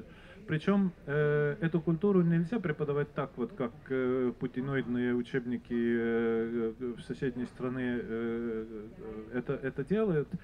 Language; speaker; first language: Russian; non-native, fluent; Estonian